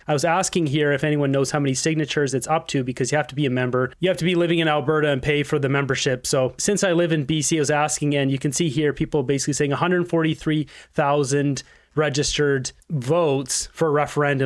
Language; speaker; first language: English; native; English